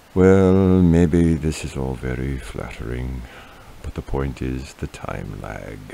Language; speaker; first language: English; native; English